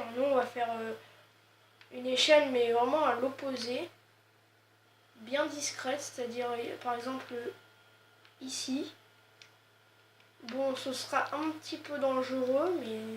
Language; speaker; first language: French; native; French